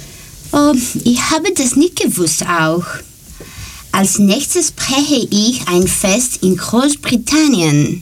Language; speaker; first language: German; non-native, learner; Greek